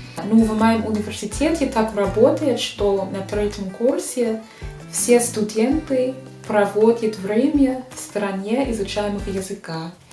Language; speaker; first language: Russian; non-native, fluent; English